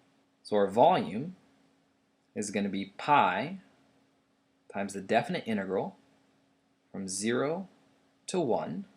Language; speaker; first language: English; native; English